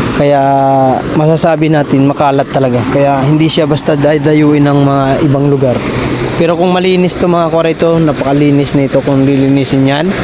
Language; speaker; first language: Filipino; non-native, local second language; Waray